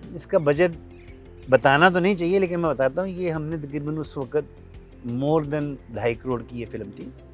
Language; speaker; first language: Urdu; non-native, local second language; Punjabi